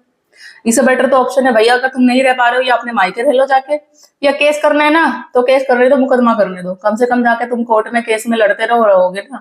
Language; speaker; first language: Hindi; native; Hindi